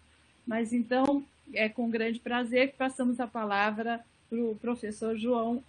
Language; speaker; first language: Portuguese; native; Portuguese